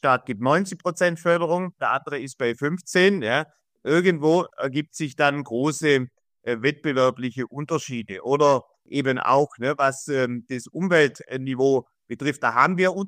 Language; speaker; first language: German; native; German